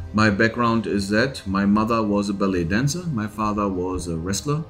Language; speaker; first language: English; non-native, fluent; German